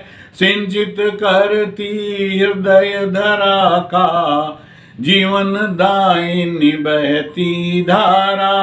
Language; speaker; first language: Hindi; native; Hindi